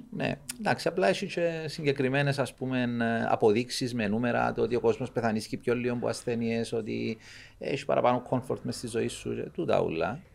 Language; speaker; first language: Greek; native; Greek